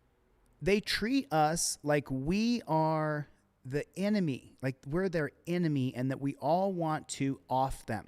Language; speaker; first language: English; native; English